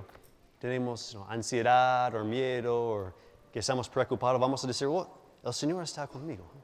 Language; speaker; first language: Spanish; non-native, fluent; English